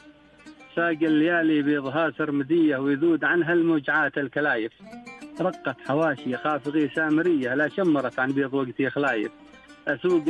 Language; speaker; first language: Arabic; non-native, local second language; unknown